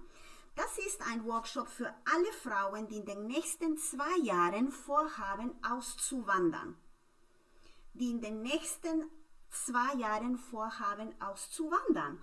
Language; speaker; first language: German; non-native, fluent; Spanish